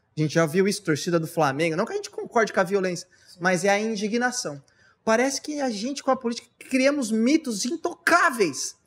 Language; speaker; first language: Portuguese; native; Portuguese